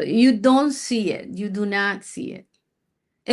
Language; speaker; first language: English; non-native, fluent; Spanish